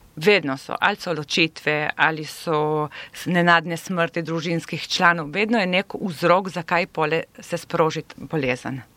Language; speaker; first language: Slovenian; non-native, local second language; Serbian